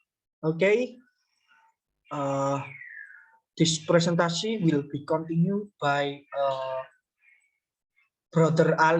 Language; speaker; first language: English; non-native, learner; Indonesian